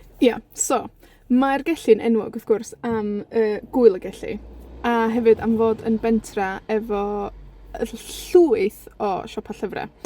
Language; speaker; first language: Welsh; native; Welsh